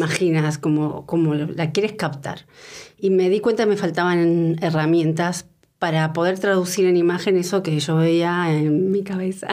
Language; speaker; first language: Spanish; native; Spanish